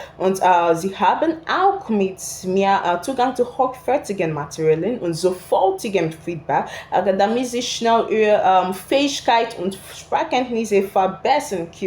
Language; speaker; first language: German; non-native, fluent; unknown